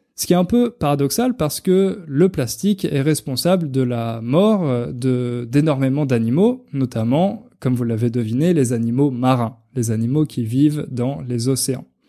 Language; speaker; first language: French; native; French